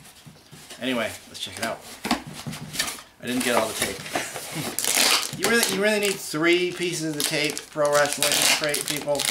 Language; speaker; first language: English; native; English